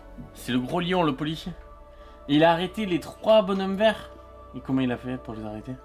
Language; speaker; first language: French; native; French